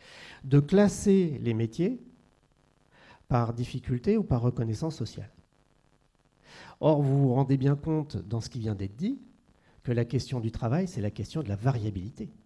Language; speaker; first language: French; native; French